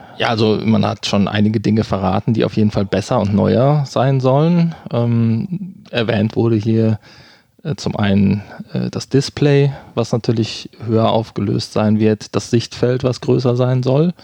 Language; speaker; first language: German; native; German